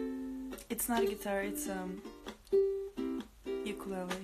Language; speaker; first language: English; non-native, fluent; Russian